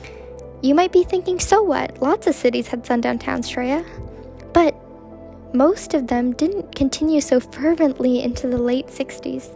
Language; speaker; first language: English; native; English